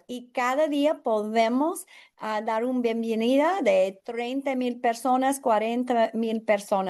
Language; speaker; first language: Spanish; non-native, learner; English